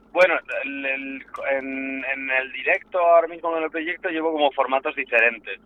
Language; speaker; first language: Spanish; native; Spanish